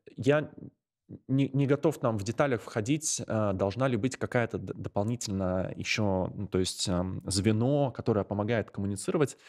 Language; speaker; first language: Russian; non-native, local second language; Latvian